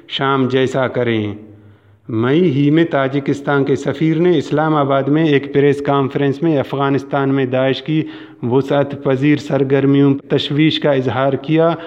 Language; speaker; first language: Urdu; non-native, local second language; Baluchi